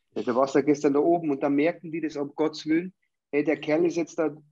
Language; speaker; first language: German; native; German